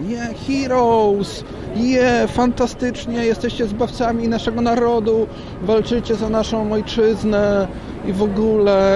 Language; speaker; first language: Polish; native; Polish